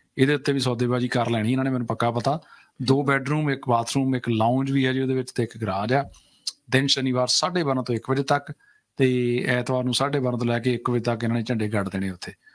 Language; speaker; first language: Punjabi; native; Punjabi